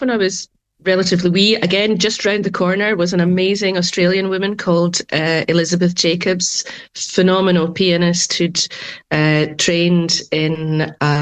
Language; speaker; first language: English; non-native, local second language; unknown